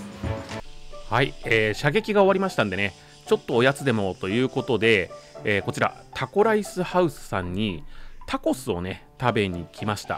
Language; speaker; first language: Japanese; native; Japanese